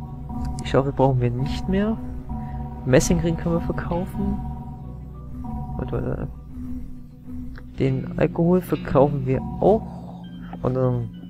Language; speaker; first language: German; native; German